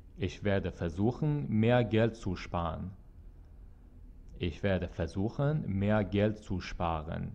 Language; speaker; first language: German; non-native, fluent; Persian